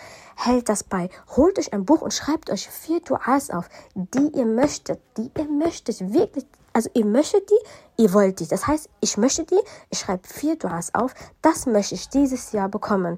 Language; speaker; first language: German; early bilingual, other home language; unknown